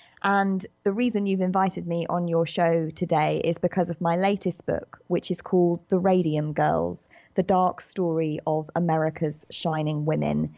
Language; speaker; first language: English; native; English